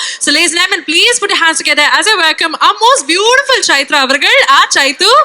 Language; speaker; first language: Tamil; native; Tamil